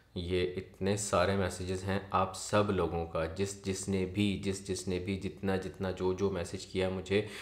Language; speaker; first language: Hindi; native; Hindi